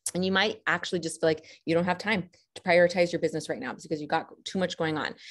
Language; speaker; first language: English; native; English